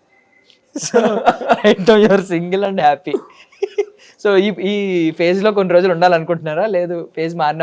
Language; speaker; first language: Telugu; native; Telugu